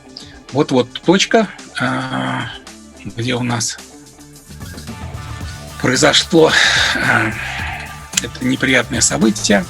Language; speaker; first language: Russian; native; Russian